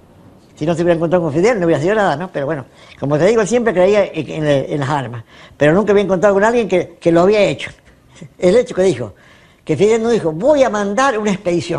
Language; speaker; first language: Spanish; native; Spanish